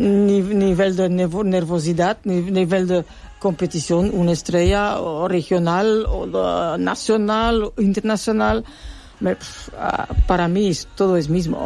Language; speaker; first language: Spanish; non-native, learner; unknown